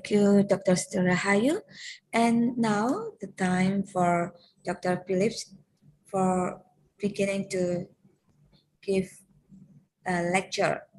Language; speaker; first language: English; non-native, learner; Indonesian